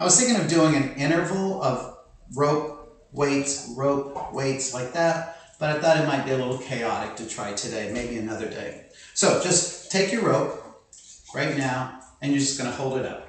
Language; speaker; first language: English; native; English